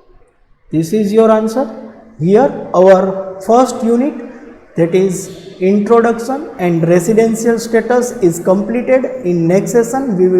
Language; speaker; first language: English; non-native, local second language; Gujarati